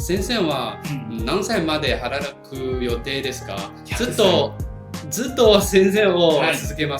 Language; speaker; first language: Japanese; non-native, learner; Chinese